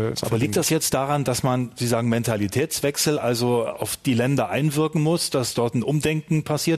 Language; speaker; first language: German; native; German